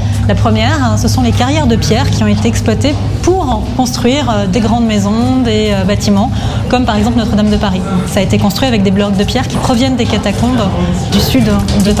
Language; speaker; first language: French; native; French